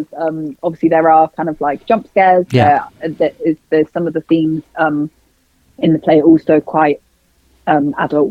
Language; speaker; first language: English; native; English